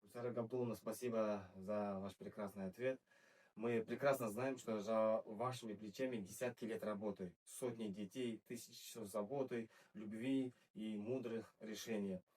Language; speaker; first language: Russian; non-native, local second language; Kazakh